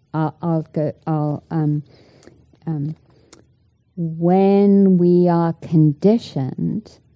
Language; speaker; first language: English; native; English